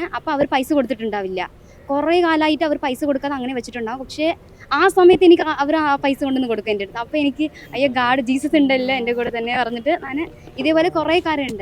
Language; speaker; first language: Malayalam; non-native, local second language; Tamil